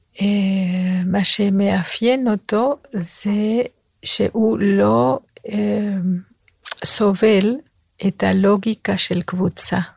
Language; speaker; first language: Hebrew; non-native, fluent; Spanish